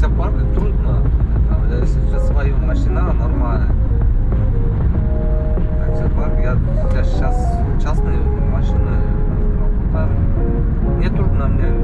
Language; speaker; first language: Russian; non-native, learner; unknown